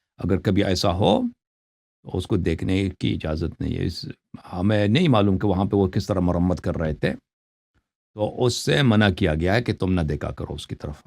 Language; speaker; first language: Urdu; non-native, fluent; Persian